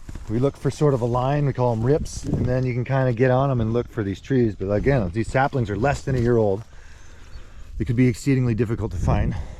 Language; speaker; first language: English; native; English